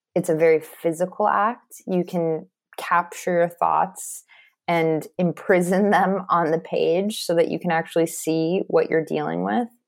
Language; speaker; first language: English; native; English